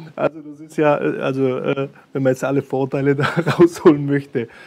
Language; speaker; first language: German; early bilingual, other home language; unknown